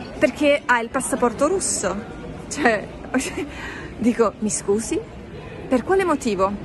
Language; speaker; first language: Italian; non-native, fluent; Russian